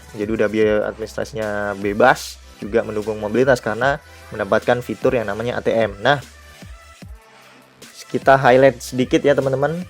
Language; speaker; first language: Indonesian; native; Indonesian